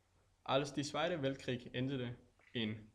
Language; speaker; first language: German; non-native, learner; Danish